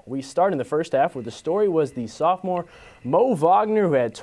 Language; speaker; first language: English; native; English